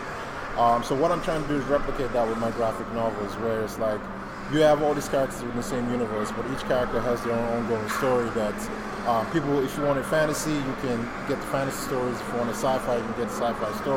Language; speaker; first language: English; non-native, local second language; Yoruba